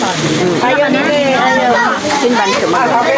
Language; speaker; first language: Filipino; native; Filipino